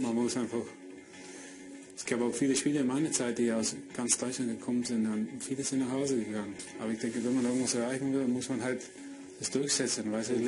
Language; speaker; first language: German; non-native, fluent; English